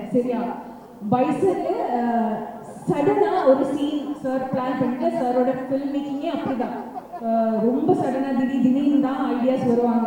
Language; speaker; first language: Tamil; non-native, learner; Malayalam